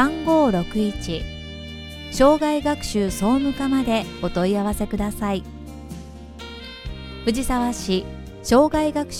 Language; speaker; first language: Japanese; native; Japanese